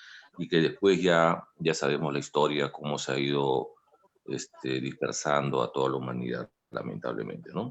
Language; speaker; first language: Spanish; native; Spanish